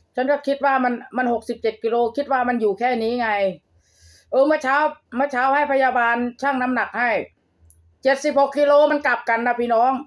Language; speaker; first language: Thai; native; Thai